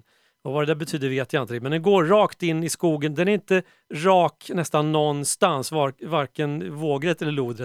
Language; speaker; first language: Swedish; native; Swedish